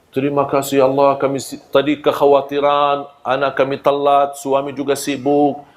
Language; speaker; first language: Malay; non-native, fluent; Arabic